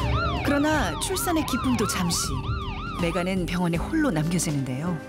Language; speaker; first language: Korean; native; Korean